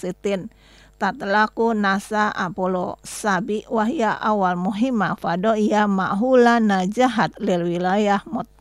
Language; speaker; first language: Arabic; non-native, fluent; Indonesian